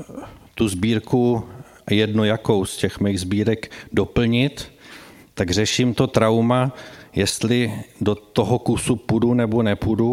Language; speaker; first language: Czech; native; Czech